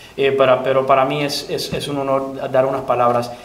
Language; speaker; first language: Spanish; early bilingual, other home language; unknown